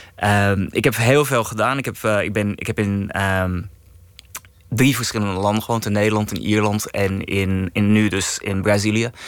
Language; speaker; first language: Dutch; native; Dutch